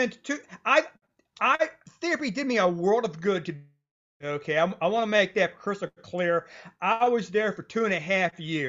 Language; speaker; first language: English; native; English